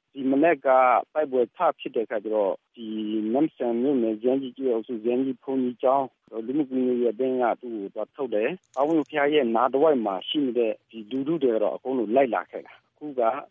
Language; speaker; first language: Burmese; non-native, local second language; Shwe Palaung